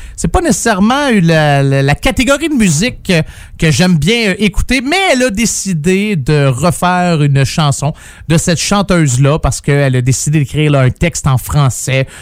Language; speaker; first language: French; native; French